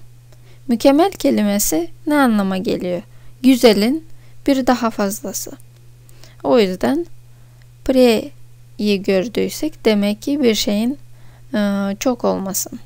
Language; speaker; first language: Turkish; non-native, fluent; Russian